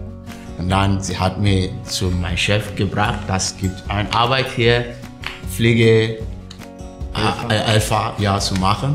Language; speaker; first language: German; non-native, learner; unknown